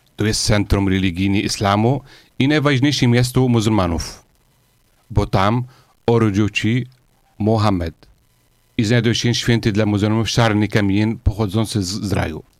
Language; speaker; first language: Polish; non-native, learner; Arabic